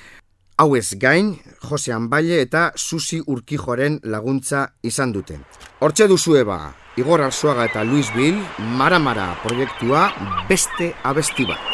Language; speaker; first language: Basque; native; Basque